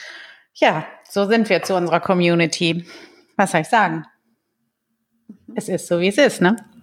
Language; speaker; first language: German; native; German